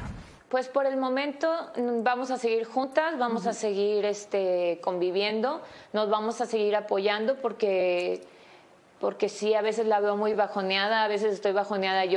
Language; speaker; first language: Spanish; native; Spanish